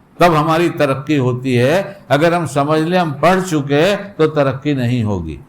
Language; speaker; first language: Urdu; native; Urdu